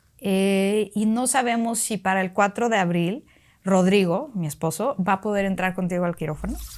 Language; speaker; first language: Spanish; early bilingual, other home language; Russian